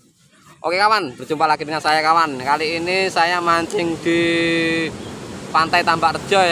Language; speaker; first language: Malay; non-native, local second language; Javanese